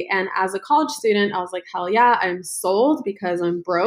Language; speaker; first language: English; native; English